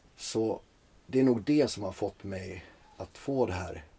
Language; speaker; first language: Swedish; early bilingual, other home language; Finnish